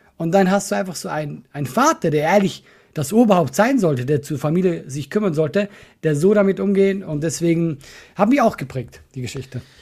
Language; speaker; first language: German; non-native, fluent; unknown